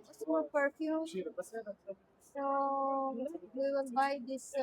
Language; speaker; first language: English; non-native, local second language; Filipino